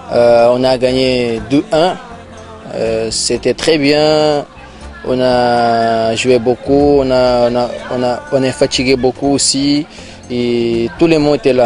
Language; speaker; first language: French; non-native, learner; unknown